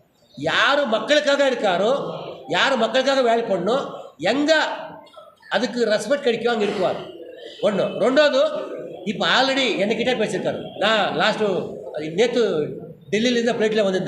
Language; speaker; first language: Tamil; non-native, learner; Kannada